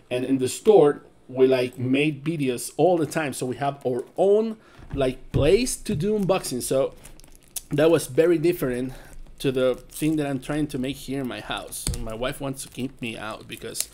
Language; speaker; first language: English; non-native, learner; Spanish